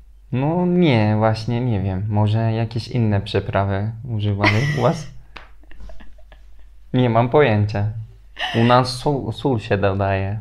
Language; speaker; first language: Polish; non-native, fluent; Turkish